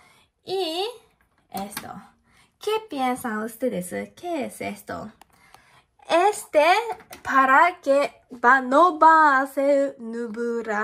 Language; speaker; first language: Spanish; non-native, learner; Japanese